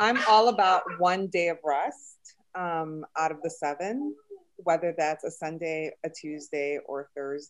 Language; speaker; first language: English; early bilingual, other home language; Spanish